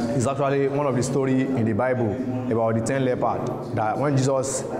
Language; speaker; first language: English; non-native, local second language; Yoruba